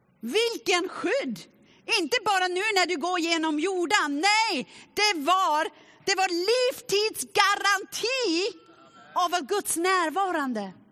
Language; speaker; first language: Swedish; non-native, fluent; German